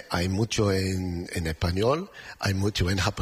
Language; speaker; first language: Spanish; non-native, learner; English